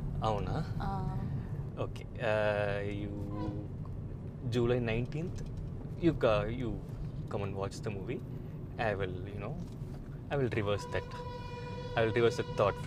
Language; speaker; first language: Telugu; non-native, learner; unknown